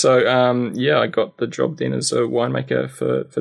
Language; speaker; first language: English; native; English